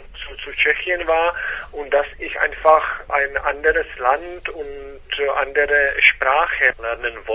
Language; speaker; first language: German; non-native, fluent; Czech